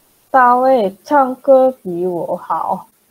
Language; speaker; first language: Chinese; non-native, learner; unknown